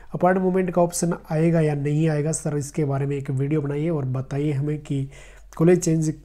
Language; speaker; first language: Hindi; native; Hindi